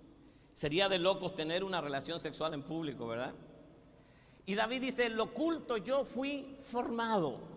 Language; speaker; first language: Spanish; native; Spanish